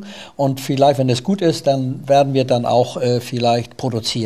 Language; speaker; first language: German; native; German